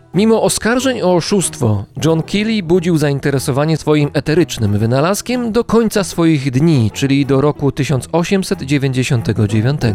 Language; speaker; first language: Polish; native; Polish